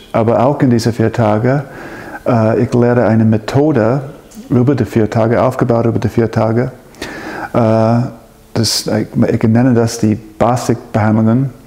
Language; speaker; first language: German; non-native, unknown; English